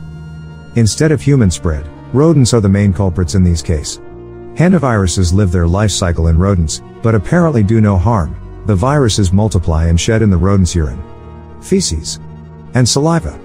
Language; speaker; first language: English; non-native, fluent; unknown